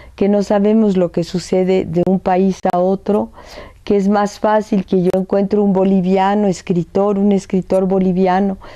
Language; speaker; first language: Spanish; early bilingual, other home language; French